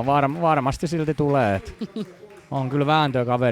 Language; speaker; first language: Finnish; native; Finnish